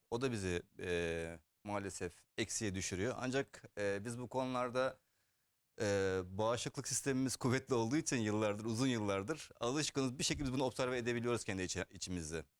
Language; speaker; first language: Turkish; early bilingual, heritage; Turkish